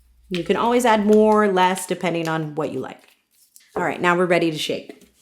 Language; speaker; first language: English; native; English